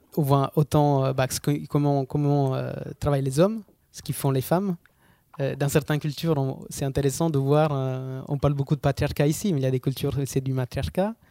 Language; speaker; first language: French; non-native, fluent; Italian